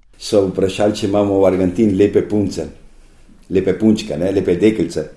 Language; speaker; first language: Slovenian; early bilingual, heritage; Slovenian